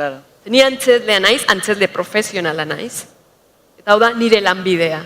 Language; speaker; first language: Basque; non-native, fluent; Spanish